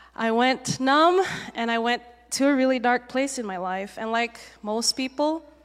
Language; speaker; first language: English; native; English